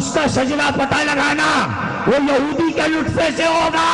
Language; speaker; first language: Urdu; native; Urdu